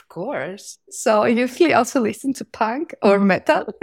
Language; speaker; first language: English; non-native, fluent; Greek